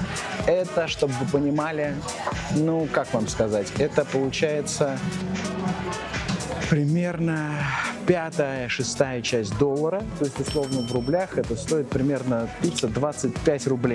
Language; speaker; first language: Russian; native; Russian